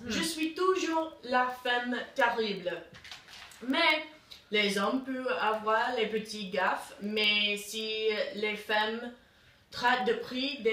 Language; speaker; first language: French; non-native, learner; English